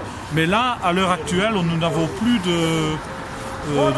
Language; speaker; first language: French; native; French